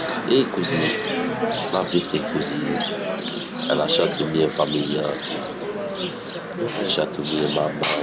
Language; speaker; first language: Italian; non-native, learner; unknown